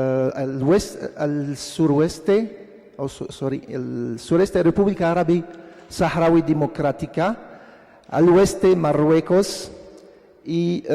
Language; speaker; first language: Spanish; non-native, fluent; Arabic